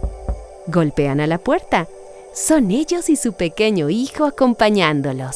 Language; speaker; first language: Spanish; native; Spanish